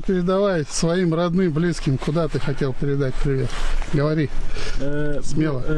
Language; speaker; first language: Russian; native; Russian